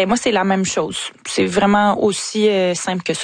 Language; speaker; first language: French; native; French